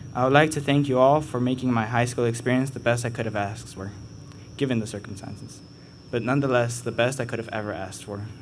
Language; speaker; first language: English; early bilingual, other home language; Spanish